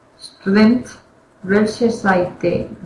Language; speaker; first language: German; non-native, learner; Spanish